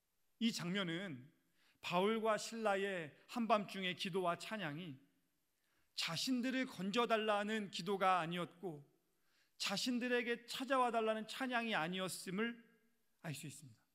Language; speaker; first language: Korean; native; Korean